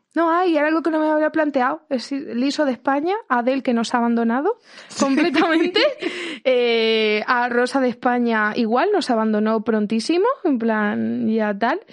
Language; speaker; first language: Spanish; native; Spanish